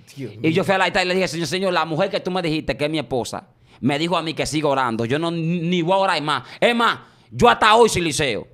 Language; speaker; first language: Spanish; native; Spanish